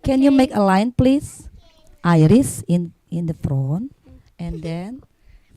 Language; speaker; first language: English; non-native, learner; Indonesian